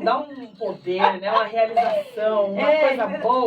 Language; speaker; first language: Portuguese; native; Portuguese